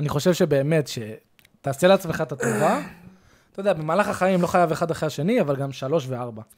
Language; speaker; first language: Hebrew; native; Hebrew